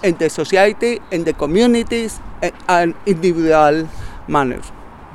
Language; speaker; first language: English; non-native, learner; Spanish